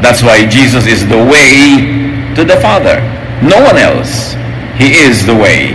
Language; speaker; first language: English; non-native, local second language; Filipino